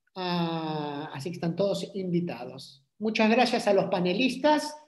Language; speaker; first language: Spanish; native; Spanish